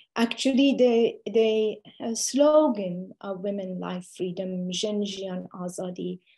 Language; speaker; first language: English; non-native, fluent; Persian